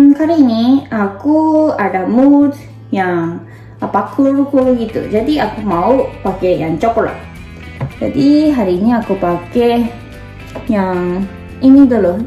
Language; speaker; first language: Indonesian; non-native, learner; Japanese